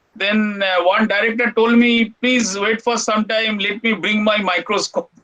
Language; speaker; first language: English; non-native, local second language; Bangla